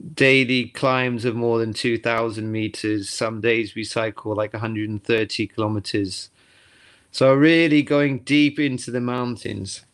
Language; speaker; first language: English; native; English